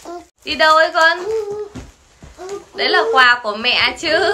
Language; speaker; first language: Vietnamese; native; Vietnamese